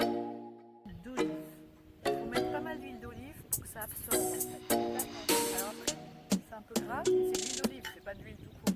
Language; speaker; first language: French; native; French